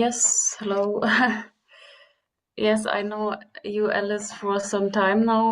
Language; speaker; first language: English; non-native, fluent; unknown